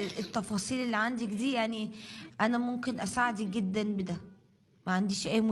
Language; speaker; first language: Arabic; native; Arabic